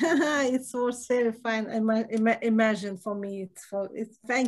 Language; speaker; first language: English; non-native, learner; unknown